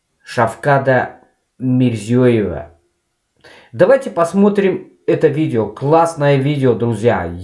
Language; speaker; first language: Russian; non-native, local second language; Tajik